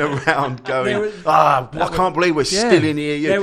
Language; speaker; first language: English; native; English